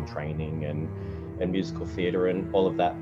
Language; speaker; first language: English; native; English